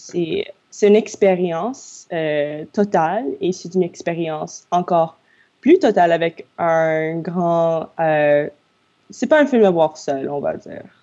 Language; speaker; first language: French; non-native, local second language; English